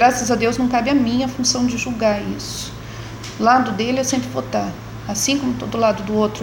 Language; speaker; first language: Portuguese; native; Portuguese